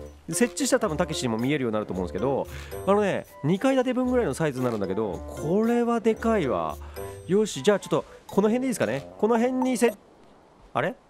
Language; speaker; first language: Japanese; native; Japanese